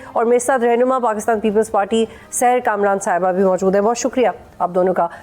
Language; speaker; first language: Urdu; native; Urdu